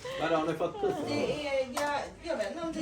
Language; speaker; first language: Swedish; non-native, learner; Thai